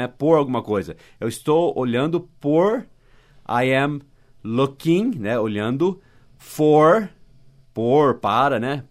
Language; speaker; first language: Portuguese; non-native, fluent; English